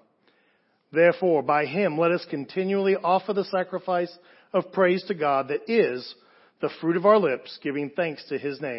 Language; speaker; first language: English; native; English